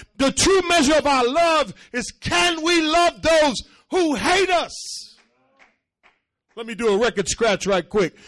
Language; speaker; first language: English; early bilingual, other home language; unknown